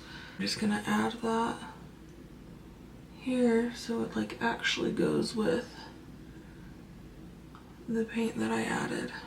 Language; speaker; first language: English; native; English